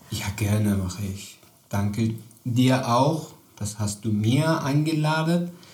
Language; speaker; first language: German; non-native, learner; Persian